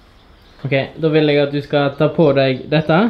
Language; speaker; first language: Norwegian; native; Norwegian